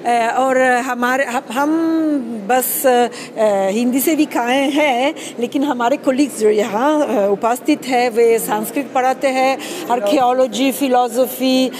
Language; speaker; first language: Hindi; non-native, fluent; Italian